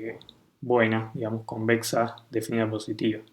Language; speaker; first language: Spanish; native; Spanish